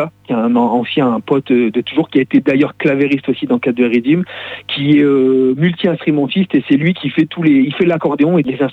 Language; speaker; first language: French; native; French